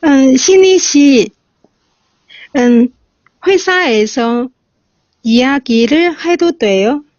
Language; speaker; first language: Korean; non-native, learner; Chinese